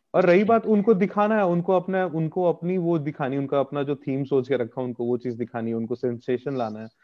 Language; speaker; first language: Hindi; native; Hindi